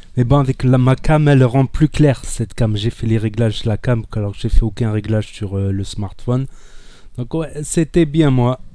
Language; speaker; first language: French; native; French